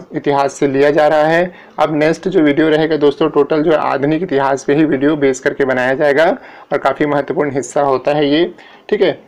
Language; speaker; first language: Hindi; native; Hindi